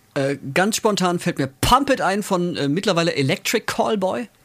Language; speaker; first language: German; native; German